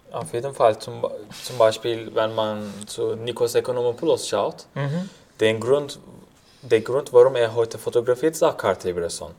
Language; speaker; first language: German; non-native, fluent; Turkish